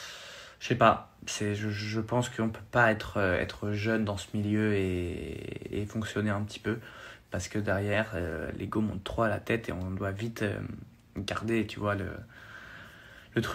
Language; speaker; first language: French; native; French